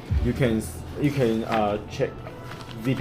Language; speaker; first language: English; non-native, learner; Chinese